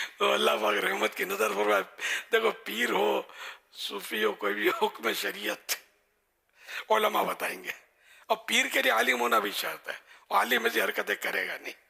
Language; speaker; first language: Urdu; non-native, local second language; Memoni